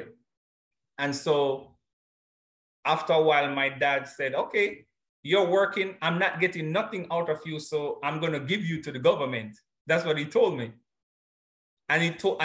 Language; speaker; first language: English; non-native, local second language; Jamaican Creole English